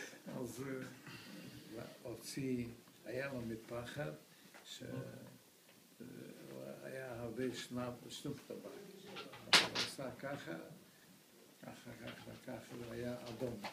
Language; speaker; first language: Hebrew; non-native, fluent; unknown